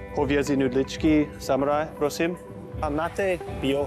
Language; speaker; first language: Czech; non-native, learner; English